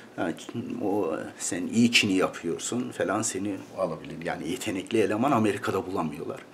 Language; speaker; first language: Turkish; native; Turkish